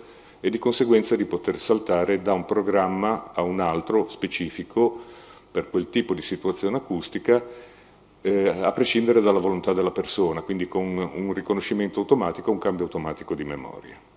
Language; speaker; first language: Italian; native; Italian